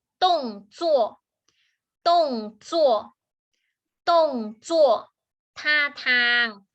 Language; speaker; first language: Chinese; non-native, fluent; Thai